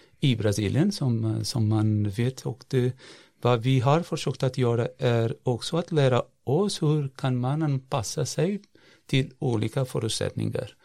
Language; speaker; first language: Swedish; non-native, fluent; Portuguese